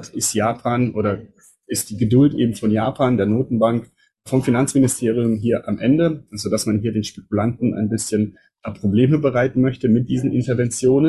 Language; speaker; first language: German; native; German